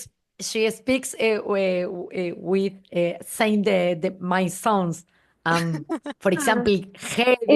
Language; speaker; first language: English; non-native, learner; Spanish